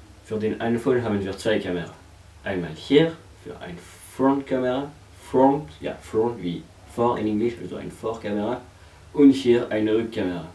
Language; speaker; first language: German; non-native, learner; French